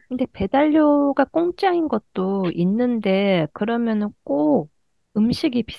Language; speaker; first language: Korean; non-native, learner; Japanese